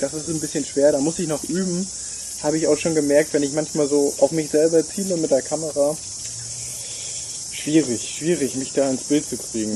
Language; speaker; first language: German; native; German